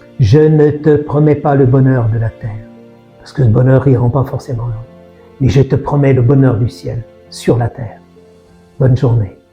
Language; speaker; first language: French; native; French